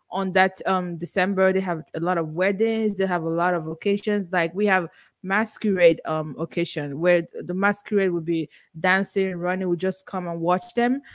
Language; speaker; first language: English; non-native, local second language; Igbo